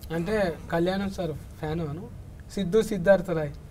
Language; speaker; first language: Telugu; native; Telugu